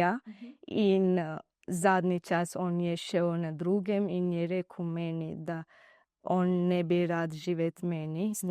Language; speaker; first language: Slovenian; non-native, learner; Divehi